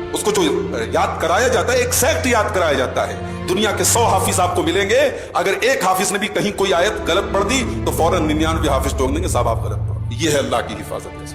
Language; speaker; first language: Urdu; native; Urdu